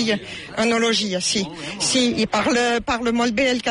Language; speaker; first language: Catalan; non-native, learner; French